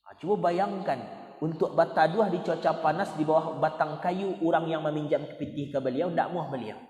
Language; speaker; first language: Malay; non-native, local second language; Minangkabau